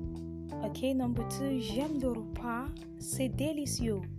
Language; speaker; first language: French; non-native, learner; English